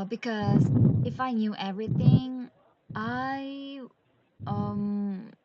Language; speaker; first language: English; non-native, learner; Korean